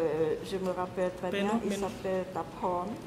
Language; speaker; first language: French; non-native, local second language; Khmer